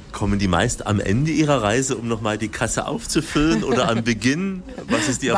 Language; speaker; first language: German; native; German